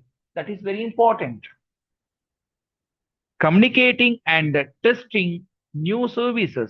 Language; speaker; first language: English; non-native, local second language; Tamil